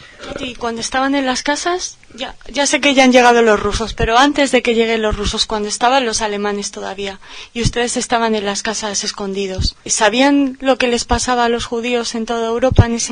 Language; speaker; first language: Spanish; native; Spanish